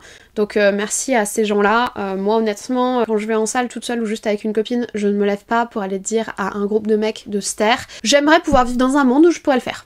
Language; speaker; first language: French; native; French